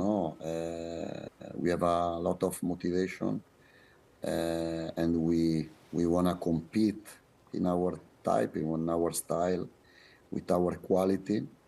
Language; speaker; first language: English; non-native, fluent; Italian